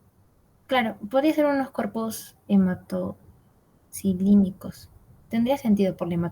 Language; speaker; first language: Spanish; native; Spanish